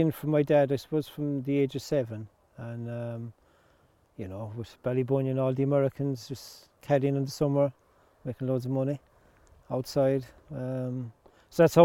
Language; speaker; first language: English; native; English